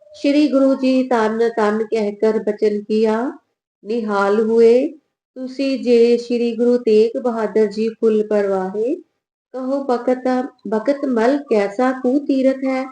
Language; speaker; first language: Hindi; non-native, local second language; Punjabi